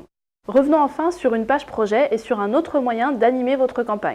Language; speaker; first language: French; native; French